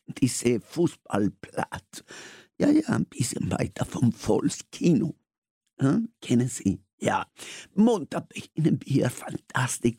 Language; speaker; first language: German; non-native, fluent; Spanish